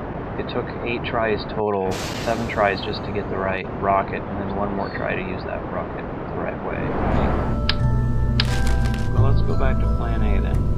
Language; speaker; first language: English; native; English